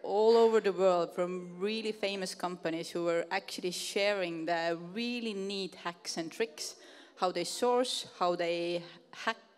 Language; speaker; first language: English; non-native, fluent; Estonian